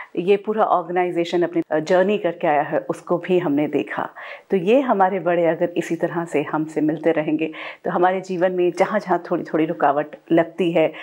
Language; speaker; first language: Hindi; native; Hindi